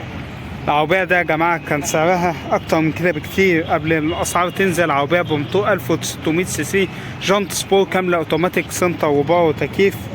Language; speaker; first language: Arabic; native; Arabic